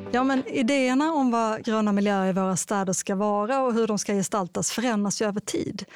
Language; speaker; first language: Swedish; native; Swedish